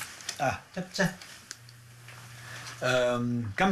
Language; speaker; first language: French; native; French